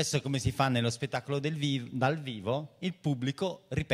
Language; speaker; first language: Italian; native; Italian